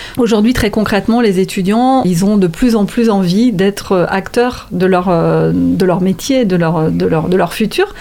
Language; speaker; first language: French; native; French